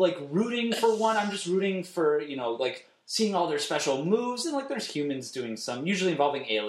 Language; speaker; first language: English; native; English